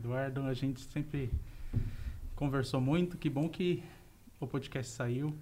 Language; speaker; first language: Portuguese; native; Portuguese